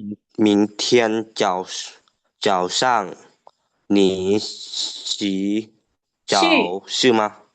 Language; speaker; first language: Chinese; non-native, learner; Lao